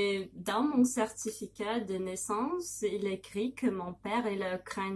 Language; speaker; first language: French; non-native, learner; Russian